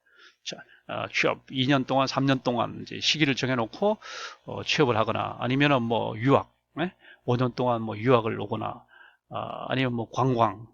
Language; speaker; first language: Korean; native; Korean